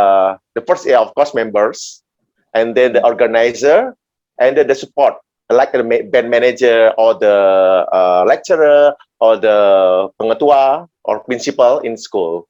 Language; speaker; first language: English; non-native, learner; Indonesian